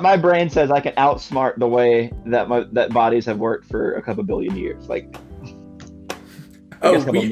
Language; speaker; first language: English; native; English